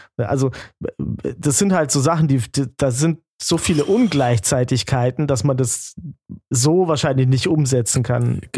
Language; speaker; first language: German; native; German